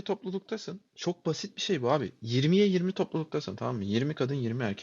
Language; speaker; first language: Turkish; native; Turkish